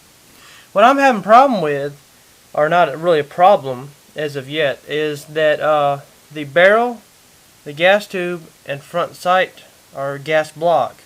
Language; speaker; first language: English; native; English